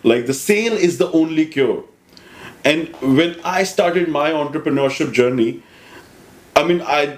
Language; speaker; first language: English; non-native, local second language; Hindi